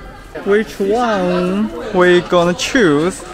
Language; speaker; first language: English; non-native, local second language; Chinese